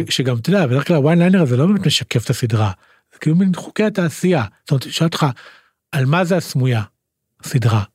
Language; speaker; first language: Hebrew; native; Hebrew